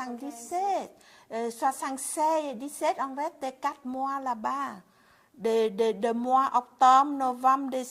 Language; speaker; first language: French; non-native, learner; Vietnamese